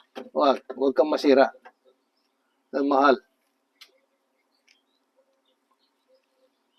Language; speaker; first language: Filipino; native; Filipino